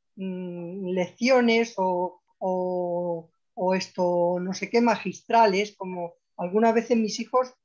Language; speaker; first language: Spanish; native; Spanish